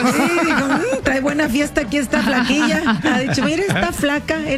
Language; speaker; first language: Spanish; native; Spanish